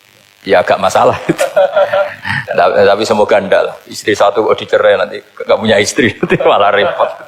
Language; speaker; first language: Indonesian; non-native, local second language; Javanese